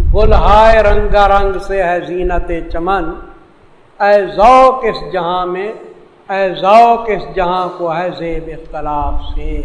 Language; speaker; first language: Urdu; non-native, local second language; Saraiki